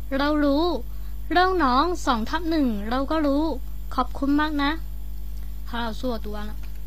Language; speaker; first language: Thai; non-native, learner; Chinese